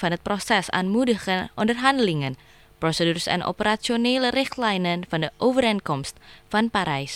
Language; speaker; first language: Dutch; non-native, fluent; Indonesian